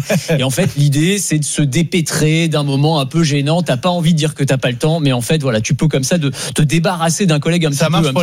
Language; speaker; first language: French; native; French